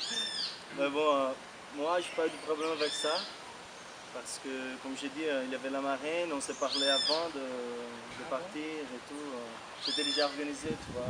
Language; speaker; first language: French; non-native, fluent; Portuguese